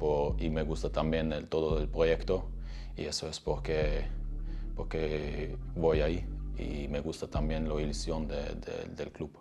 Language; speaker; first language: Spanish; non-native, learner; Turkish